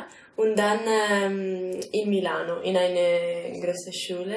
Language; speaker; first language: German; non-native, learner; Italian